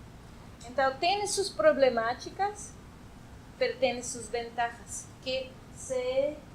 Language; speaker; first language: Portuguese; non-native, fluent; Spanish